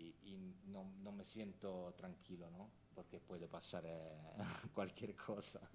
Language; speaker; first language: Spanish; non-native, fluent; Italian